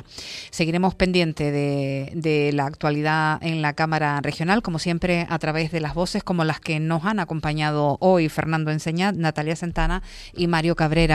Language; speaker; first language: Spanish; native; Spanish